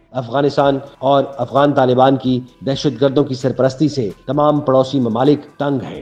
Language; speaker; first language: Urdu; native; Urdu